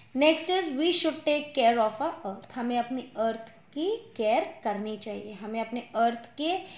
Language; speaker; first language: Hindi; native; Hindi